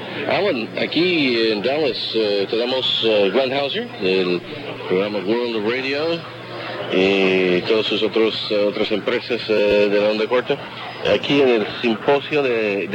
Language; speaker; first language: Spanish; non-native, fluent; English